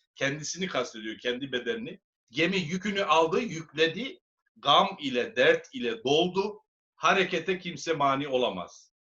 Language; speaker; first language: Turkish; native; Turkish